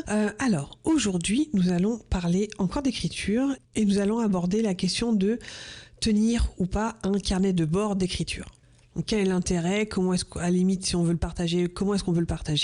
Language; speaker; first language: French; native; French